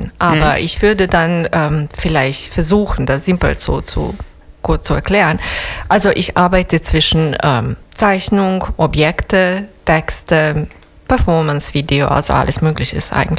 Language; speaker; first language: German; non-native, fluent; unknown